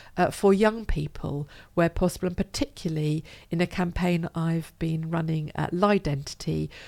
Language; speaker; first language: English; native; English